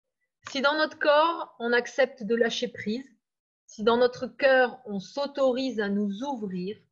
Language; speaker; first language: French; native; French